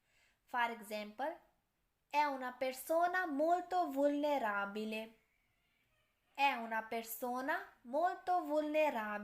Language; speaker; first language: Italian; non-native, fluent; Urdu